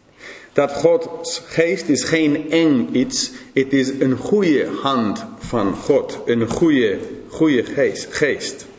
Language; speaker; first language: Dutch; non-native, fluent; English